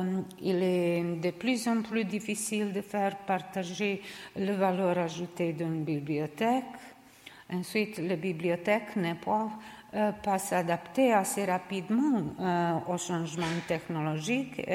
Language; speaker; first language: French; non-native, learner; Serbian